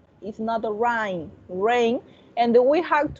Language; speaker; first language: English; non-native, fluent; Spanish